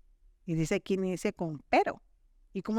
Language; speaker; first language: Spanish; native; Spanish